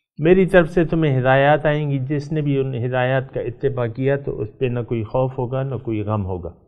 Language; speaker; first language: Urdu; non-native, local second language; Pashto